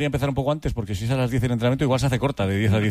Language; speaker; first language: Spanish; native; Spanish